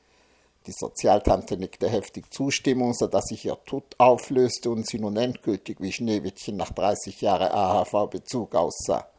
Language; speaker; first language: German; native; German